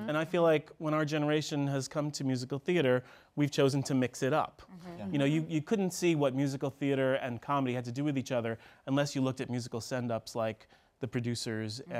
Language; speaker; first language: English; native; English